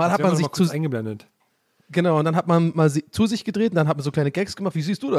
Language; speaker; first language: German; native; German